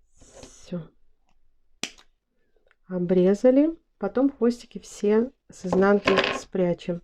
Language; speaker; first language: Russian; native; Russian